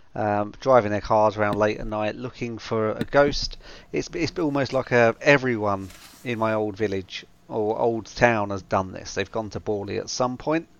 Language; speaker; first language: English; native; English